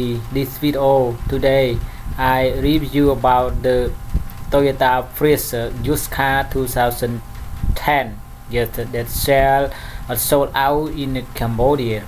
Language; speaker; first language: English; non-native, learner; Khmer